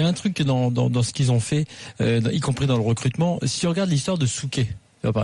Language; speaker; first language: French; native; French